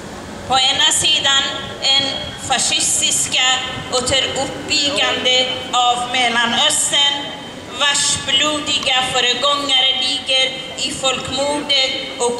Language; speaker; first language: Swedish; non-native, learner; Persian